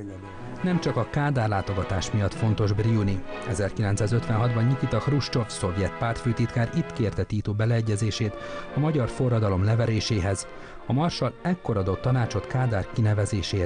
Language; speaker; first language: Hungarian; native; Hungarian